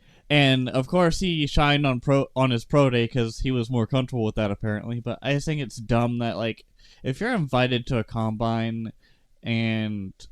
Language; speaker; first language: English; native; English